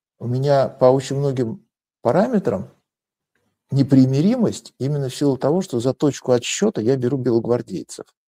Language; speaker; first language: Russian; native; Russian